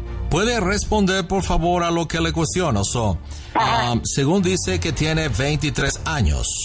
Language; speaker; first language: Spanish; non-native, fluent; English